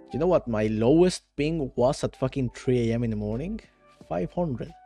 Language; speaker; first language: English; non-native, fluent; Spanish